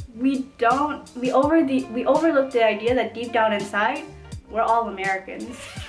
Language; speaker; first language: English; native; English